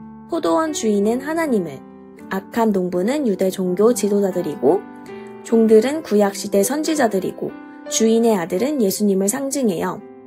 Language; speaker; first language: Korean; native; Korean